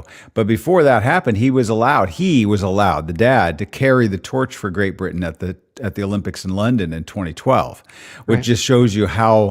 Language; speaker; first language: English; native; English